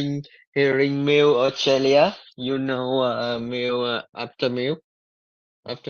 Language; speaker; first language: English; non-native, learner; Vietnamese